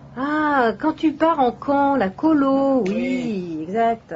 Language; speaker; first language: French; native; French